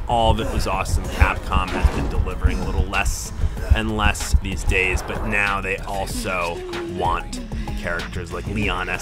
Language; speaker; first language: English; native; English